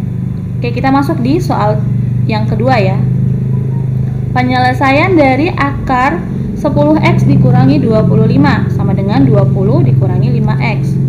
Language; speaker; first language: Indonesian; native; Indonesian